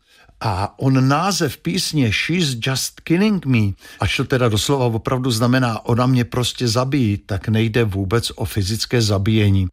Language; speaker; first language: Czech; native; Czech